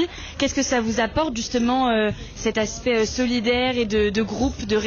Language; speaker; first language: French; native; French